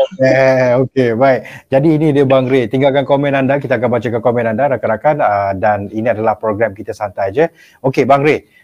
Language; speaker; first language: Malay; native; Malay